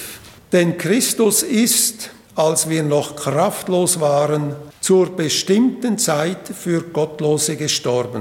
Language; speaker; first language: German; native; German